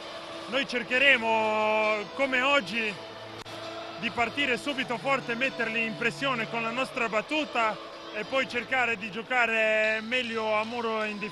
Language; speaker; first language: Italian; non-native, fluent; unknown